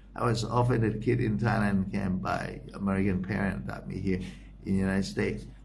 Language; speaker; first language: English; non-native, fluent; Thai